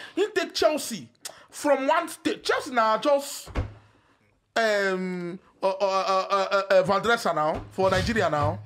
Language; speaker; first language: Nigerian Pidgin; non-native, local second language; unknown